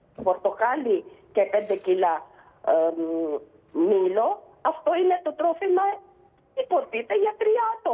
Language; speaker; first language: Greek; non-native, learner; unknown